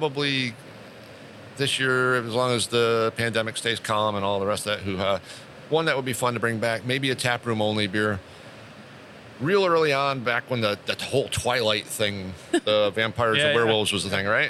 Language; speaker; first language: English; native; English